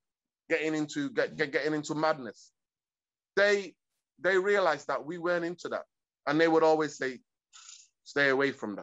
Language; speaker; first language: English; early bilingual, other home language; Somali